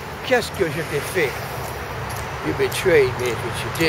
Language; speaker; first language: English; native; English